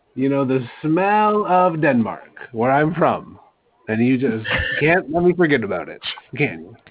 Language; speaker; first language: English; native; English